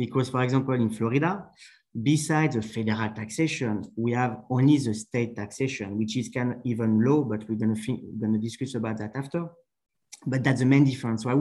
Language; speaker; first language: English; non-native, fluent; French